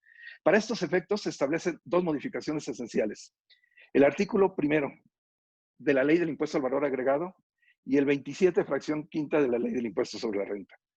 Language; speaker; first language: Spanish; native; Spanish